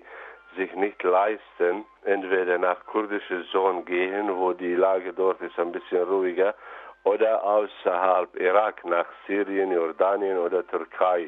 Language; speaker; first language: German; non-native, learner; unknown